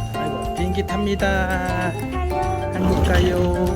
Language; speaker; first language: Korean; native; Korean